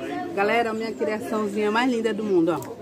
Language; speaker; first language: Portuguese; native; Portuguese